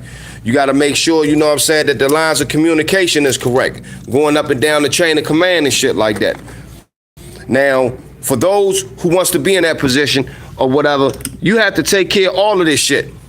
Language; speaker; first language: English; native; English